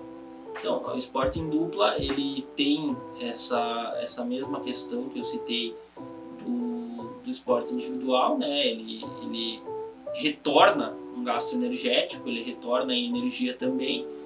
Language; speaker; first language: Portuguese; native; Portuguese